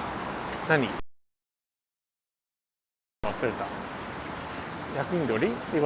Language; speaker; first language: Japanese; non-native, fluent; English